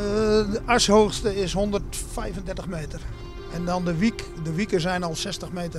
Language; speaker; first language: Dutch; native; Dutch